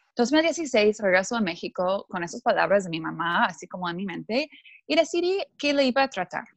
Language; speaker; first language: Spanish; non-native, fluent; English